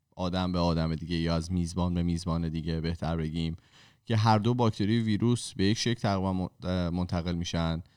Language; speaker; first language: Persian; native; Persian